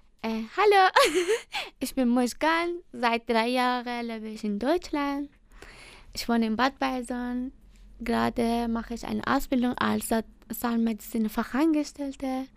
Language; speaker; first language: German; non-native, learner; Persian